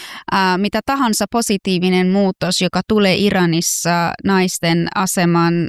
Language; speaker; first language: Finnish; non-native, fluent; Persian